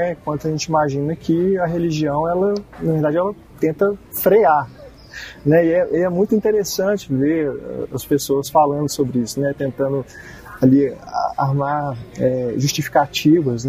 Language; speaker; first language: Portuguese; native; Portuguese